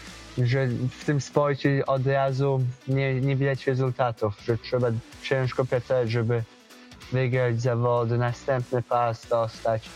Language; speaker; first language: Polish; early bilingual, heritage; Polish